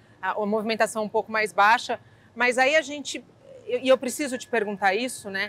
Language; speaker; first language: Portuguese; native; Portuguese